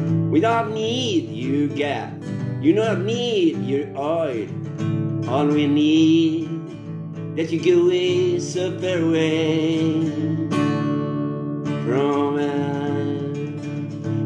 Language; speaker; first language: English; non-native, learner; Arabic